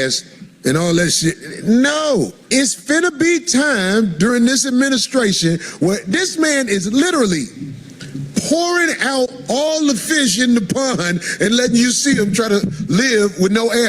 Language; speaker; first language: English; native; English